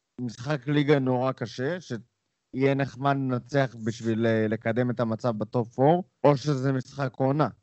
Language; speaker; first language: Hebrew; native; Hebrew